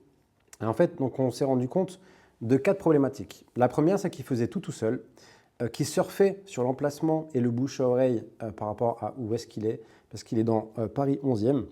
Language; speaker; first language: French; native; French